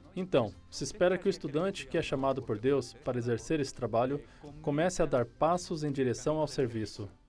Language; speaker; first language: Portuguese; non-native, fluent; Spanish